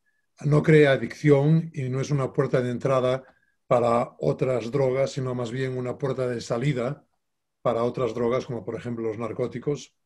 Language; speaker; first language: Spanish; native; Spanish